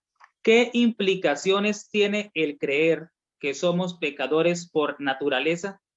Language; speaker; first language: Spanish; native; Spanish